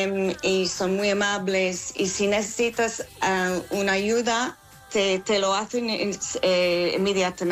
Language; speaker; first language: Spanish; non-native, learner; English